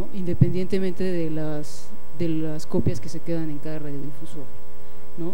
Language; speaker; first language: Spanish; native; Spanish